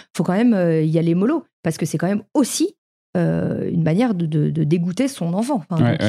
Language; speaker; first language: French; native; French